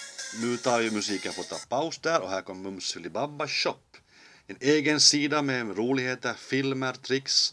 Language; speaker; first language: Swedish; native; Swedish